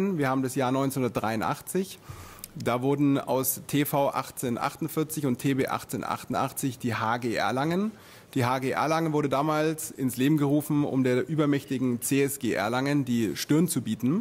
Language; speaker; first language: German; native; German